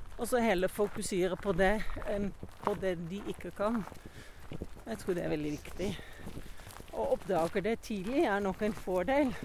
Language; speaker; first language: Norwegian; non-native, fluent; Dutch